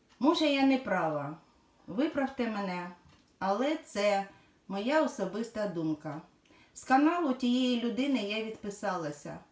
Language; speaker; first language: Ukrainian; non-native, local second language; Russian